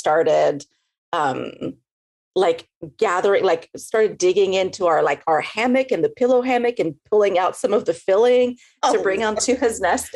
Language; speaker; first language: English; native; English